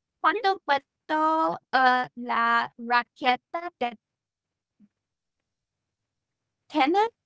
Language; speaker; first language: Spanish; non-native, learner; English